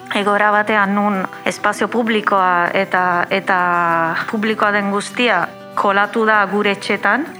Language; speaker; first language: Basque; non-native, fluent; Italian